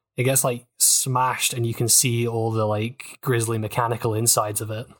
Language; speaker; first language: English; native; English